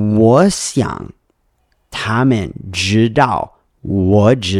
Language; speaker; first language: Chinese; non-native, learner; English